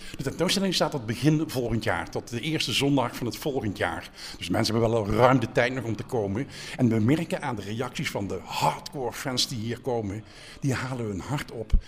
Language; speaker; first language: Dutch; native; Dutch